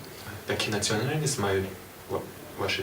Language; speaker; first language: Ukrainian; non-native, learner; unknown